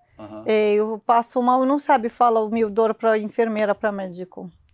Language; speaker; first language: Portuguese; non-native, learner; Arabic